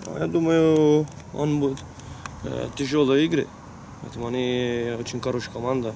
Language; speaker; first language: Russian; non-native, learner; Italian